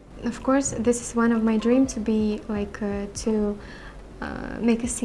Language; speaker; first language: English; non-native, learner; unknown